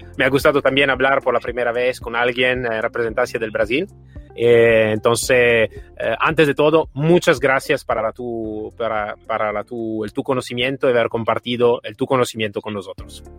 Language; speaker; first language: Spanish; non-native, fluent; Italian